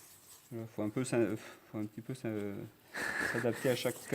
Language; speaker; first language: French; native; French